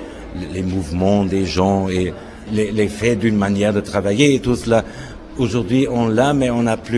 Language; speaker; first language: French; non-native, fluent; German